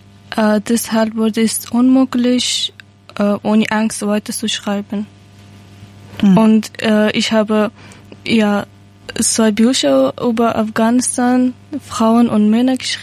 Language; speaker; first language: German; non-native, learner; Persian